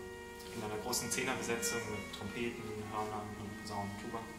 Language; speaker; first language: German; native; German